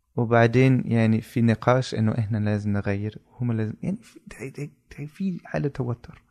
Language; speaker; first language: Arabic; non-native, fluent; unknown